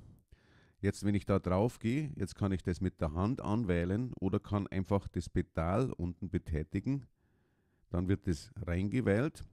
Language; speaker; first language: German; native; German